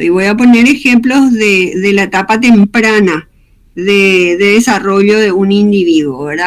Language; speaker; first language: Spanish; native; Spanish